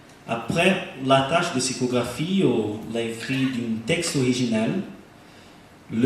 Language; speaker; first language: French; non-native, learner; Portuguese